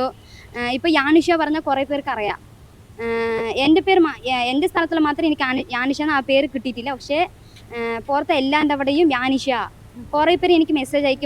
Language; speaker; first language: Malayalam; non-native, local second language; Tamil